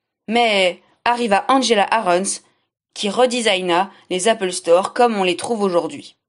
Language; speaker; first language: French; native; French